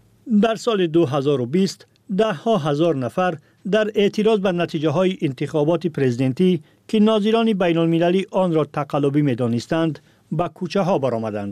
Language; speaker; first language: Persian; native; Persian